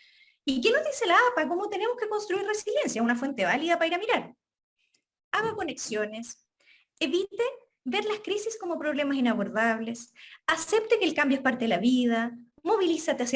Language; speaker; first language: Spanish; native; Spanish